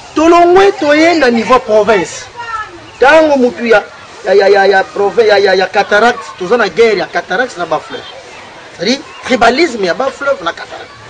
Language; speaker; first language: Lingala; non-native, local second language; Kongo